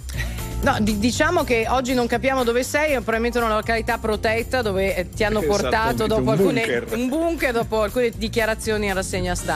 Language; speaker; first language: Italian; native; Italian